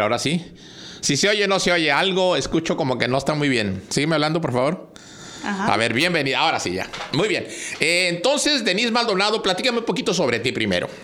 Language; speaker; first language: Spanish; native; Spanish